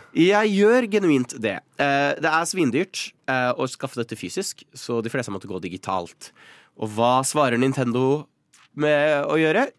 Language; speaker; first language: Norwegian; native; Norwegian